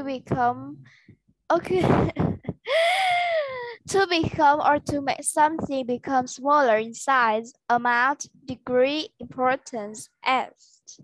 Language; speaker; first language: English; non-native, learner; Vietnamese